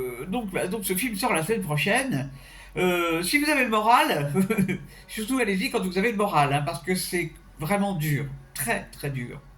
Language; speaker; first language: French; native; French